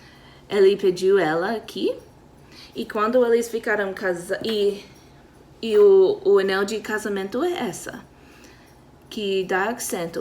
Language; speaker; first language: Portuguese; non-native, fluent; English